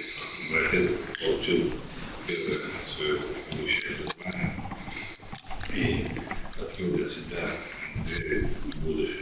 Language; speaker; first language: Russian; non-native, local second language; Chechen